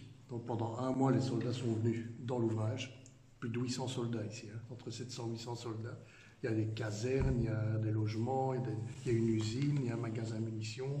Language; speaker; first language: French; native; French